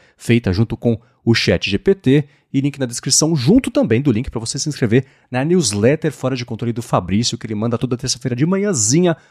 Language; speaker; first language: Portuguese; native; Portuguese